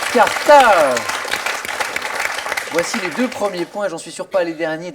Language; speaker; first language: French; native; French